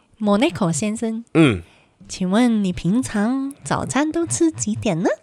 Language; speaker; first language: Chinese; non-native, local second language; Cantonese